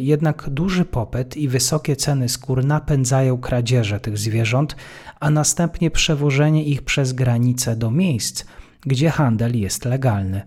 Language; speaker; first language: Polish; native; Polish